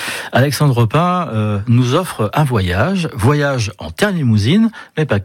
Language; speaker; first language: French; native; French